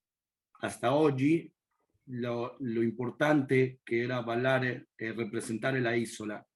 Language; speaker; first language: Italian; non-native, learner; Spanish